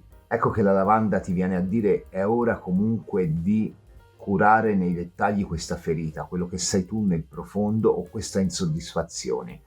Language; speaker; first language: Italian; native; Italian